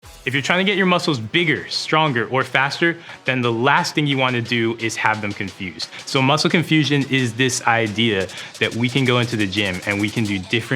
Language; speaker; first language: English; native; English